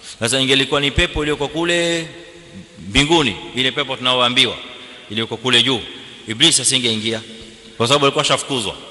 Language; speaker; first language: Swahili; native; Swahili